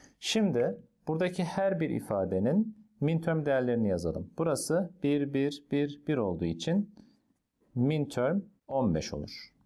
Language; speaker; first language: Turkish; native; Turkish